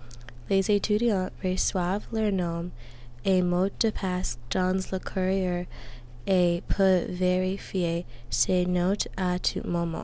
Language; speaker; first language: French; non-native, learner; English